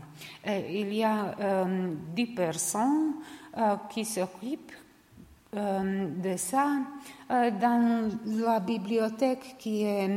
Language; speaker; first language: French; non-native, learner; Serbian